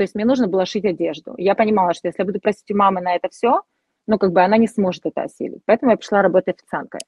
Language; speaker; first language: Russian; native; Russian